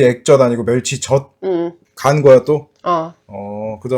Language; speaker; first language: Korean; native; Korean